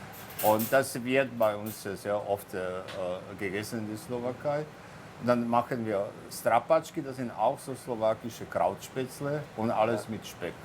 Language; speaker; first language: German; non-native, fluent; Slovak